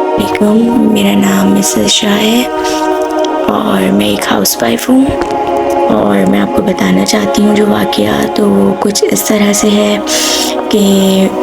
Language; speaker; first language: Urdu; native; Urdu